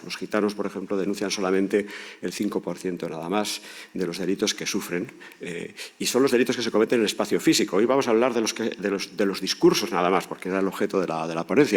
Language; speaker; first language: Spanish; native; Spanish